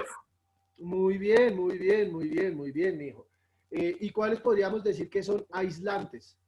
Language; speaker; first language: Spanish; native; Spanish